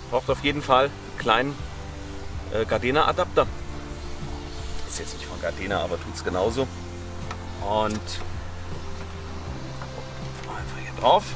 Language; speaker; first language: German; native; German